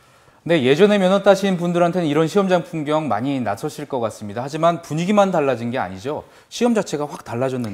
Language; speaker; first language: Korean; native; Korean